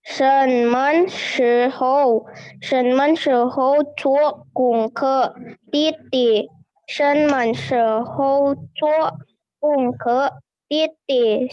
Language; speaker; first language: Chinese; non-native, learner; Indonesian